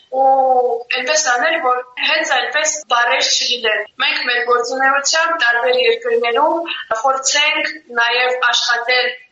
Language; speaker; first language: Armenian; early bilingual, heritage; Armenian